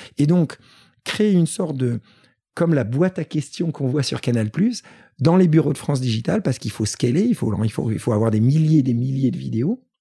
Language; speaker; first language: French; early bilingual, other home language; Greek